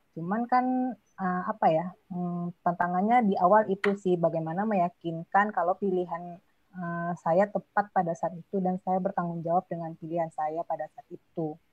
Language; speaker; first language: Indonesian; non-native, local second language; Minangkabau